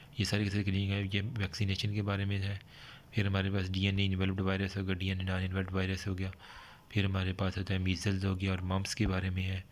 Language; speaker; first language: Urdu; native; Urdu